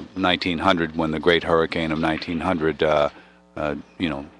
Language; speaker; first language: English; native; English